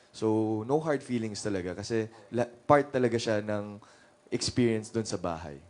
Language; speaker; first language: Filipino; native; Filipino